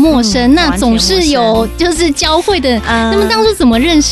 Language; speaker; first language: Chinese; native; Chinese